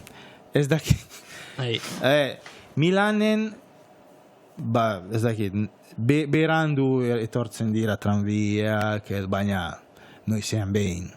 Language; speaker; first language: Basque; non-native, fluent; Italian